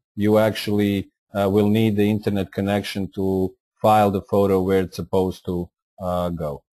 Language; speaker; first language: English; non-native, fluent; Croatian